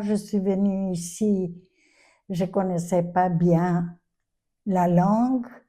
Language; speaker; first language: French; non-native, fluent; Albanian